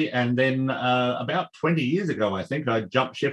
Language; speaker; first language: English; native; English